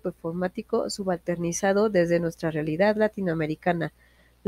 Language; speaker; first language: Spanish; native; Spanish